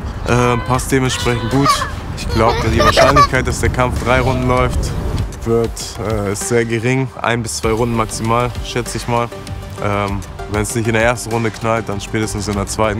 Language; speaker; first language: German; native; German